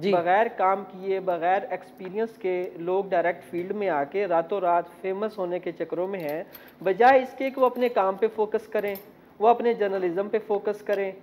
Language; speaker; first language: Urdu; native; Urdu